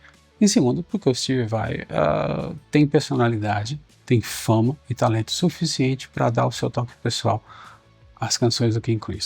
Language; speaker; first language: Portuguese; native; Portuguese